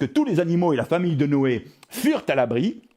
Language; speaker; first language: French; native; French